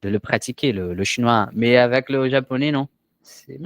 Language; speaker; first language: French; non-native, learner; Portuguese